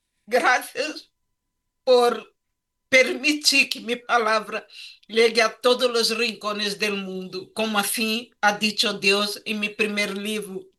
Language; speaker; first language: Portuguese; non-native, learner; Spanish